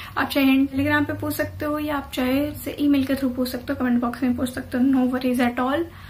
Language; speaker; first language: Hindi; native; Hindi